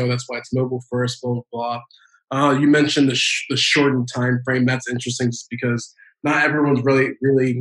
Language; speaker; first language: English; native; English